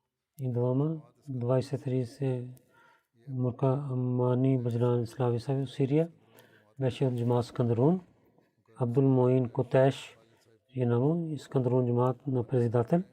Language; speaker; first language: Bulgarian; non-native, learner; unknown